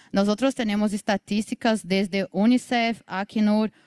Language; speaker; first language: Spanish; non-native, learner; Portuguese